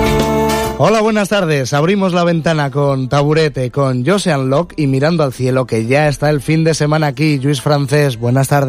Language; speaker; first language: Spanish; native; Spanish